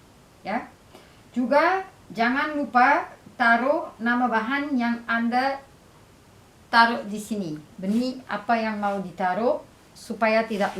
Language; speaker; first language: Indonesian; non-native, fluent; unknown